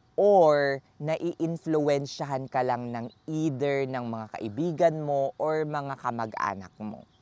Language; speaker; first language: Filipino; native; Filipino